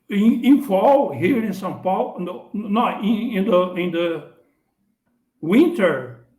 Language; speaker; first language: English; non-native, learner; Portuguese